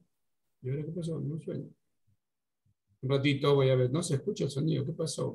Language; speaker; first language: Spanish; native; Spanish